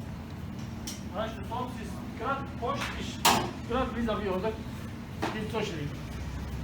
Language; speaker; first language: German; non-native, learner; Turkish